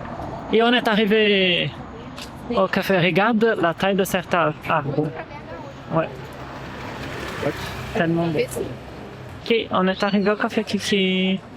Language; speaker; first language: French; non-native, fluent; Portuguese